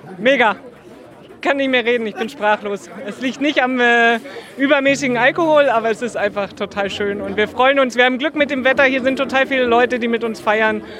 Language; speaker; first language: German; native; German